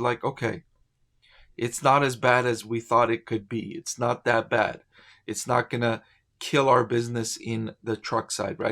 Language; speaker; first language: English; native; English